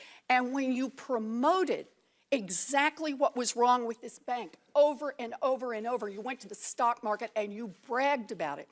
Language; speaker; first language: English; native; English